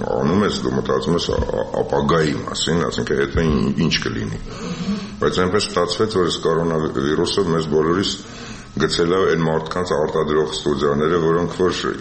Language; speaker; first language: Armenian; native; Armenian